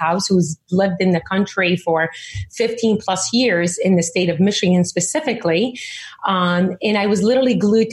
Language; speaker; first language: English; early bilingual, other home language; Arabic